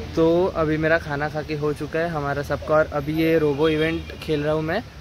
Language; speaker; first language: Hindi; non-native, local second language; Marathi